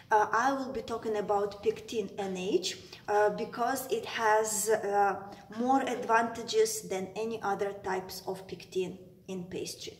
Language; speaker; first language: English; non-native, fluent; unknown